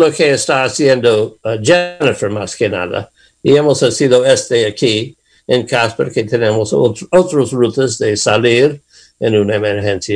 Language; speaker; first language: Spanish; non-native, learner; English